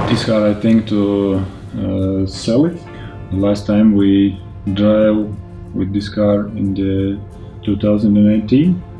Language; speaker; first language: English; non-native, learner; Latvian